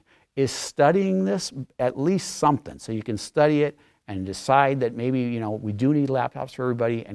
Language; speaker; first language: English; native; English